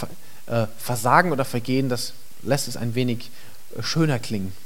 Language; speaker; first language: German; native; German